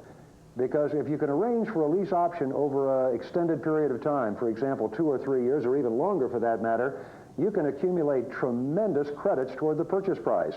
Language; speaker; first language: English; native; English